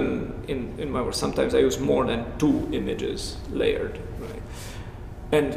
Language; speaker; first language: English; non-native, fluent; Romanian